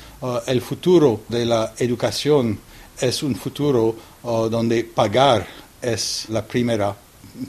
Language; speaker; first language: Spanish; non-native, fluent; French